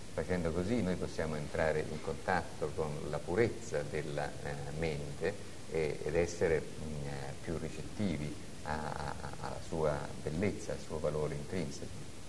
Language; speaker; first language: Italian; native; Italian